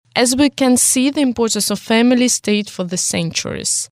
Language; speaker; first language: English; non-native, fluent; Russian